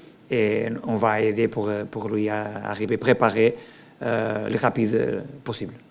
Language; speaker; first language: French; non-native, learner; Portuguese